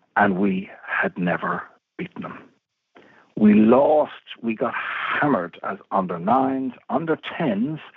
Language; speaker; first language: English; native; English